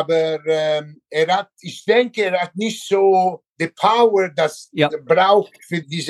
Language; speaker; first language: German; non-native, learner; Italian